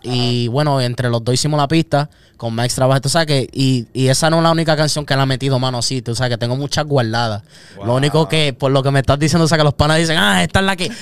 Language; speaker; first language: Spanish; early bilingual, heritage; Spanish